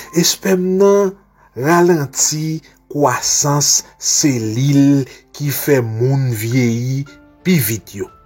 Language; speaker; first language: Haitian Creole; native; Haitian Creole